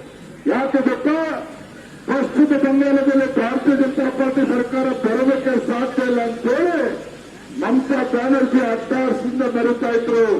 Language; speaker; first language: Kannada; native; Kannada